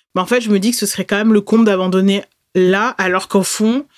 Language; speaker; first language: French; native; French